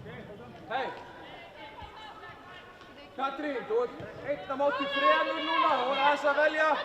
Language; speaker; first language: Icelandic; non-native, learner; Swedish